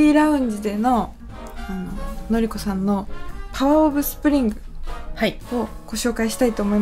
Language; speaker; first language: Japanese; native; Japanese